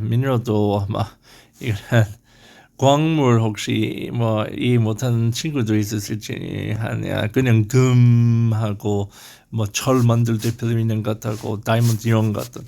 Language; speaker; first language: Korean; non-native, learner; English